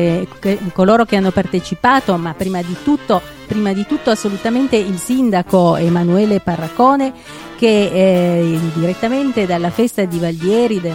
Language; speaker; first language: Italian; native; Italian